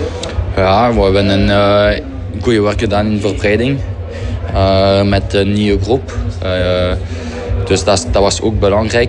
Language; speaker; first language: Dutch; non-native, fluent; French